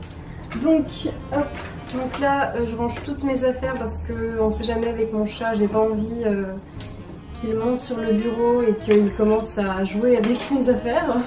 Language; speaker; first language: French; native; French